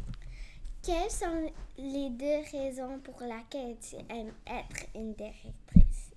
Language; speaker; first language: French; non-native, learner; English